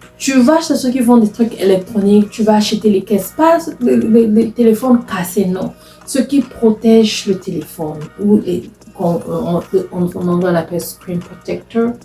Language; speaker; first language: French; non-native, local second language; Lingala